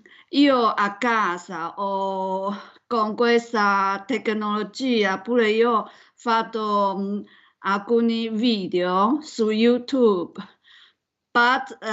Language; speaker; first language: Italian; non-native, learner; Chinese